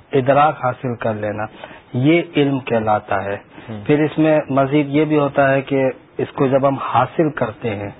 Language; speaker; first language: Urdu; native; Urdu